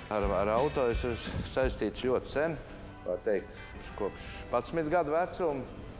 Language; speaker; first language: Latvian; native; Latvian